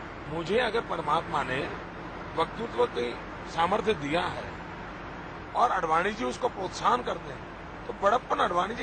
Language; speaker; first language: Hindi; non-native, local second language; Gujarati